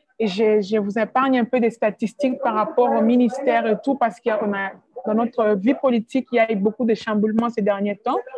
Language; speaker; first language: French; non-native, local second language; Swahili